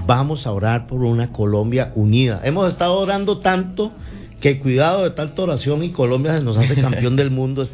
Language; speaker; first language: Spanish; native; Spanish